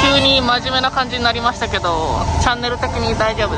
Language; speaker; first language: Japanese; native; Japanese